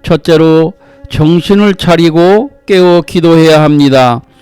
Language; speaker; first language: Korean; native; Korean